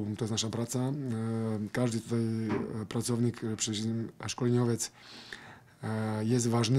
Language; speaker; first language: Polish; non-native, fluent; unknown